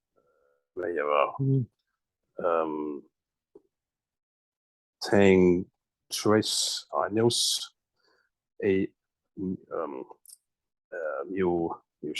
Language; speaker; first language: Portuguese; non-native, learner; English